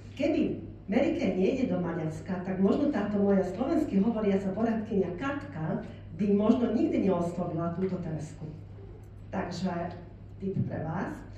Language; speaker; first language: Slovak; non-native, local second language; Hungarian